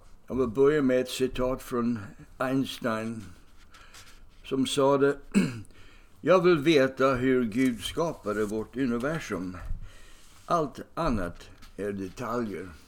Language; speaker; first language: Swedish; non-native, fluent; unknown